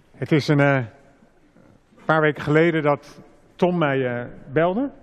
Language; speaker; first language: Dutch; native; Dutch